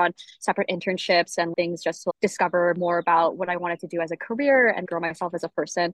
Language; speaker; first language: English; native; English